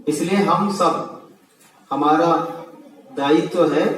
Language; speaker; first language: Hindi; non-native, local second language; Malayalam